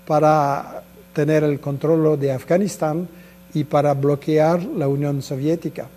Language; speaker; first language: Spanish; non-native, fluent; French